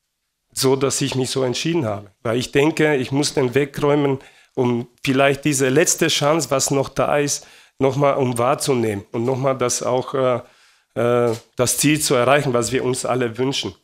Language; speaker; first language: German; non-native, fluent; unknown